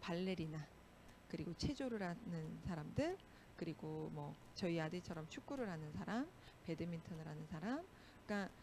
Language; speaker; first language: Korean; native; Korean